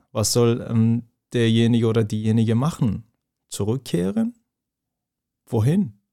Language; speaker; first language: German; non-native, fluent; Persian